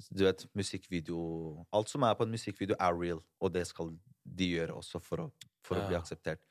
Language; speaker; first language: Norwegian; early bilingual, other home language; Spanish